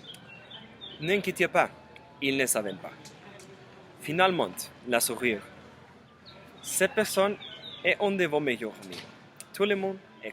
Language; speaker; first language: French; non-native, learner; Spanish